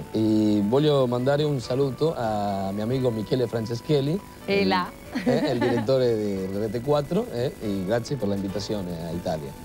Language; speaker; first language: Italian; non-native, learner; Spanish